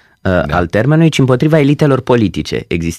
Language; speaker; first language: Romanian; native; Romanian